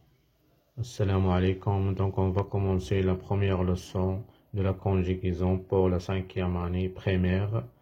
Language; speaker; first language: French; non-native, fluent; Arabic